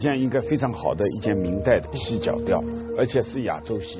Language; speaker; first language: Chinese; native; Chinese